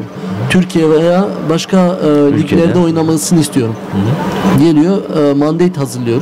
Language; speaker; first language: Turkish; early bilingual, heritage; Turkish